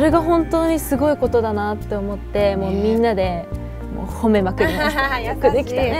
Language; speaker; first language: Japanese; native; Japanese